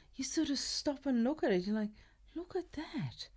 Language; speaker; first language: English; non-native, local second language; Afrikaans